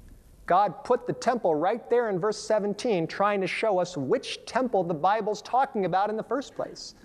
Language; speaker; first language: English; native; English